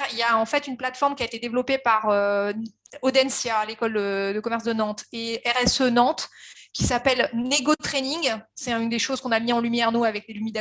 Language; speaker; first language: French; native; French